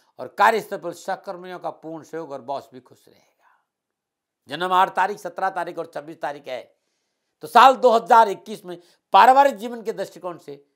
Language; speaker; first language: Hindi; native; Hindi